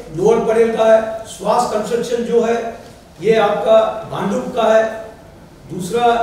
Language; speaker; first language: Hindi; non-native, local second language; Marathi